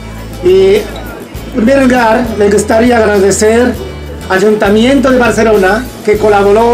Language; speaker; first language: Spanish; non-native, learner; Japanese